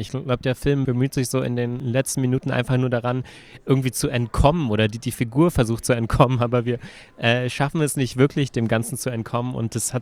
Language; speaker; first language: German; native; German